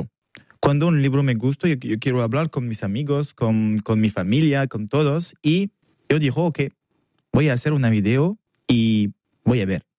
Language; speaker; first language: Spanish; non-native, fluent; French